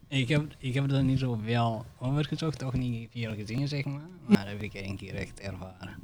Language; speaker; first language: Dutch; non-native, fluent; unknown